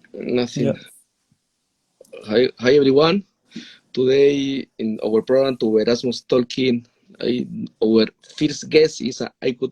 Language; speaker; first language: English; non-native, learner; Spanish